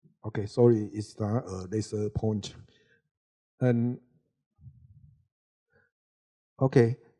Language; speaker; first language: English; non-native, learner; Chinese